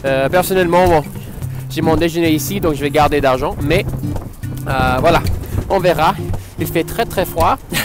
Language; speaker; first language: French; non-native, fluent; English